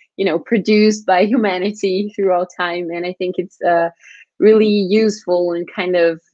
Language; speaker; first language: English; non-native, fluent; Portuguese